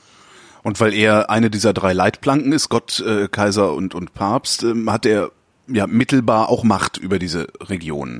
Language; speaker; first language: German; native; German